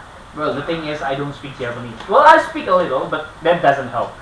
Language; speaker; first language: English; non-native, fluent; Indonesian